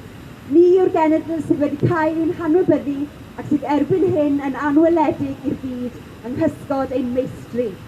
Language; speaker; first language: Welsh; native; Welsh